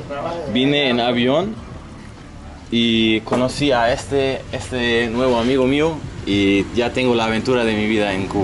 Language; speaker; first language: Spanish; non-native, fluent; Dutch